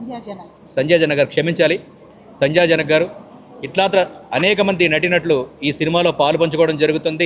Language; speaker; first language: Telugu; native; Telugu